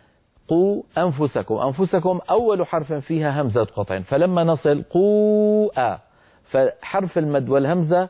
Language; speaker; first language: Arabic; native; Arabic